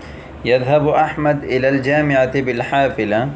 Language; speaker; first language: Arabic; non-native, fluent; Urdu